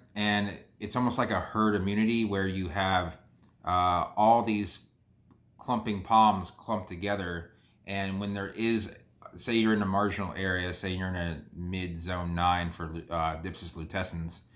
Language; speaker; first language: English; native; English